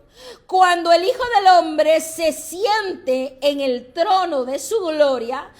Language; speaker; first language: Spanish; native; Spanish